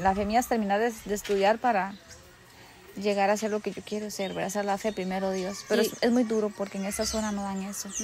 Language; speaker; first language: Spanish; native; Spanish